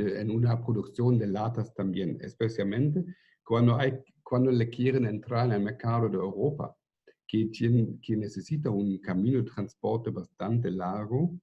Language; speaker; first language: Spanish; non-native, fluent; German